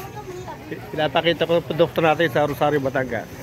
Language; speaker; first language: Filipino; native; Filipino